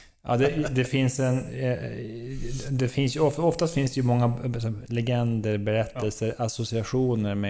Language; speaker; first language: Swedish; native; Swedish